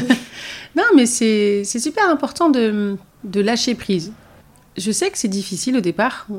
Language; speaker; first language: French; native; French